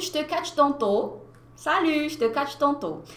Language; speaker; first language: French; non-native, fluent; Portuguese